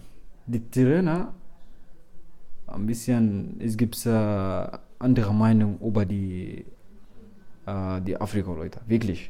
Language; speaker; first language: German; non-native, learner; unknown